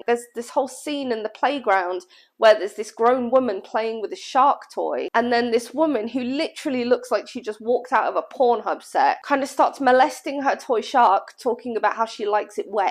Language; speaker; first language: English; native; English